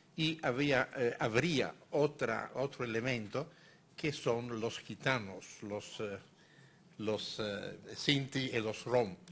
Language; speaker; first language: Spanish; non-native, fluent; Italian